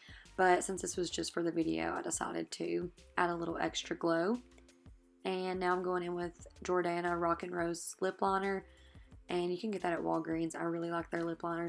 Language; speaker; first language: English; native; English